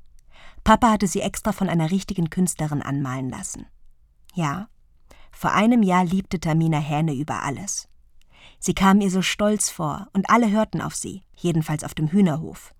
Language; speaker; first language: German; native; German